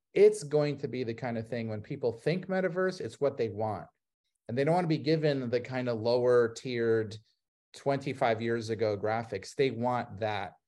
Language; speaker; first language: English; native; English